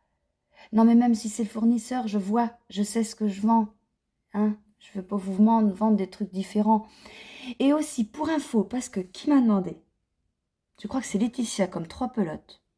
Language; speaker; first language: French; native; French